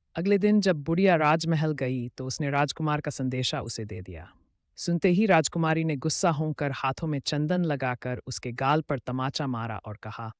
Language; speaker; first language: Hindi; native; Hindi